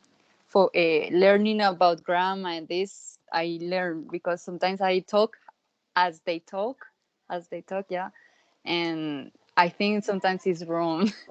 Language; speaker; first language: English; non-native, learner; Spanish